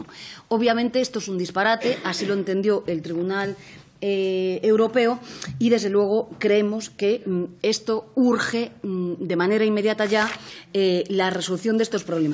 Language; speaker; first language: Spanish; native; Spanish